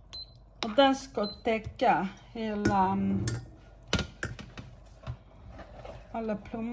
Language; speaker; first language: Swedish; non-native, fluent; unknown